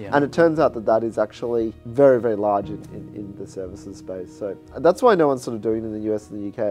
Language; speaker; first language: English; native; English